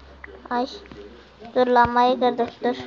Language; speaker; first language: Turkish; native; Turkish